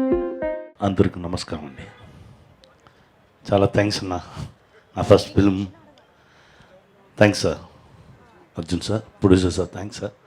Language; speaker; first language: Telugu; non-native, learner; Tamil